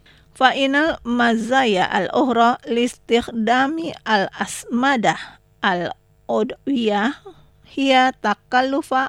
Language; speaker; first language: Arabic; non-native, learner; Indonesian